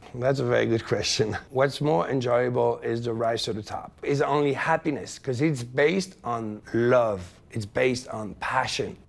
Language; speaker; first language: English; non-native, fluent; French